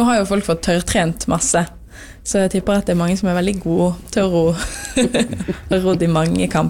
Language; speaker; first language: Norwegian; native; Norwegian